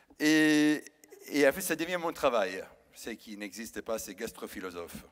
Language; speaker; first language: French; non-native, fluent; Italian